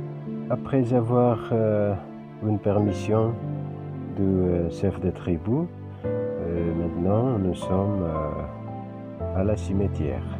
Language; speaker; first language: French; non-native, fluent; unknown